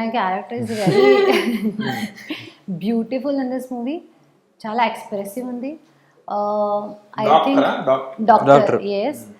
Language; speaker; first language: Telugu; non-native, learner; Hindi